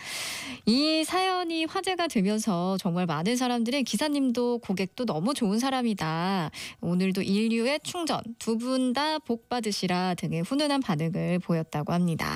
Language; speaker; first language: Korean; native; Korean